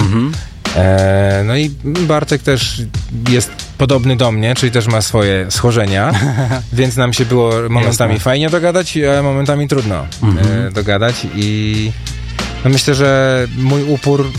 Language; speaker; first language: Polish; native; Polish